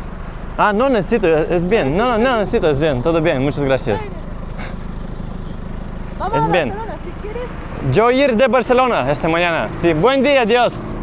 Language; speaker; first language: Spanish; non-native, learner; Lithuanian